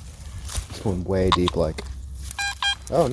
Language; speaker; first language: English; native; English